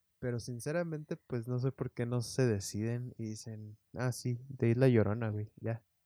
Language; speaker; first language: Spanish; early bilingual, heritage; Spanish